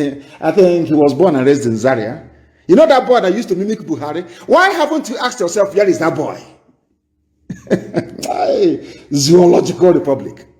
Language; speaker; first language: English; non-native, local second language; Igbo